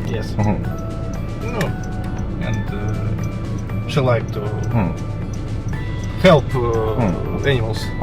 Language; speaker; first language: English; non-native, learner; Russian